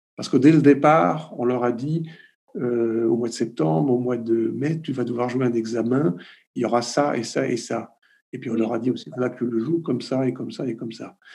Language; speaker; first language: French; native; French